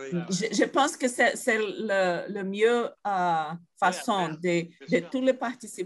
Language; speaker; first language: French; non-native, fluent; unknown